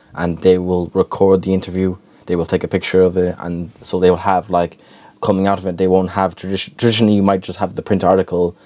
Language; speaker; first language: English; native; English